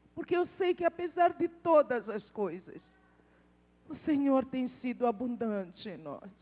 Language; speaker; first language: Portuguese; non-native, local second language; Tsonga